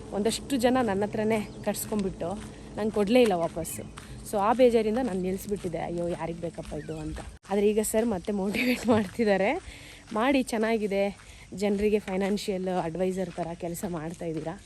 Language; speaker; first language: Kannada; non-native, local second language; Urdu